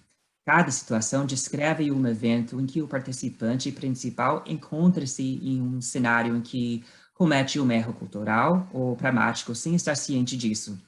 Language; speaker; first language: Portuguese; non-native, fluent; English